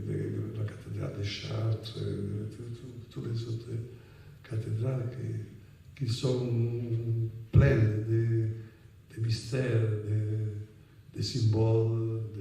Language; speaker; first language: French; non-native, fluent; Italian